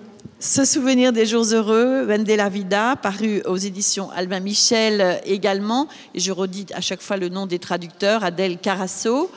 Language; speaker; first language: French; native; French